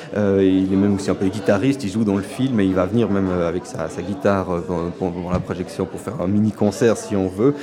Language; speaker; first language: French; non-native, local second language; Rundi